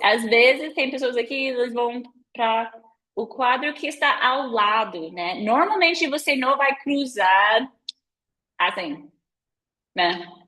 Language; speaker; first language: Portuguese; non-native, fluent; English